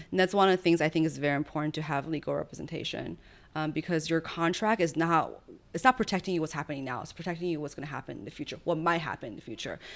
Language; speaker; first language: English; early bilingual, other home language; Chinese